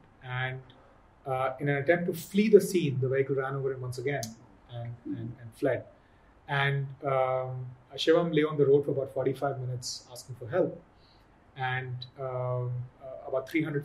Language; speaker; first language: English; non-native, local second language; Hindi